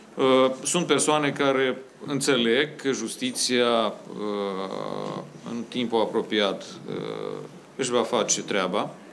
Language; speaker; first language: Romanian; native; Romanian